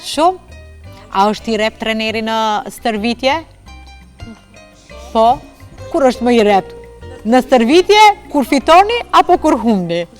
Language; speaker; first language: Albanian; native; Albanian